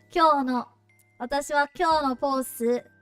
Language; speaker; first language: Japanese; non-native, learner; English